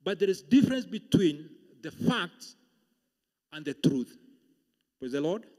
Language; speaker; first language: English; non-native, local second language; Swahili